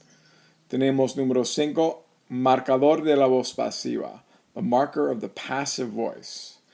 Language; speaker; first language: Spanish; non-native, fluent; English